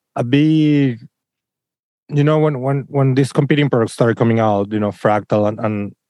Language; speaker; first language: English; non-native, fluent; Spanish